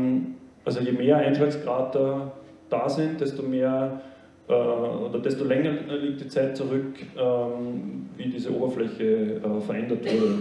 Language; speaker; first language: German; native; German